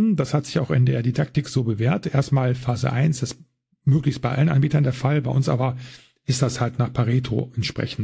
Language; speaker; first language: German; native; German